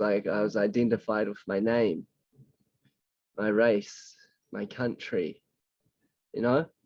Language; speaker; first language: English; native; English